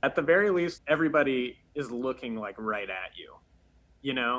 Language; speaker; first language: English; native; English